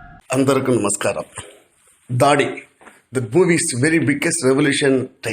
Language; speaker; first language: Telugu; non-native, learner; Tamil